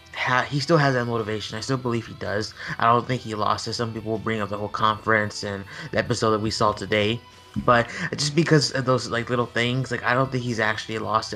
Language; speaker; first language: English; native; English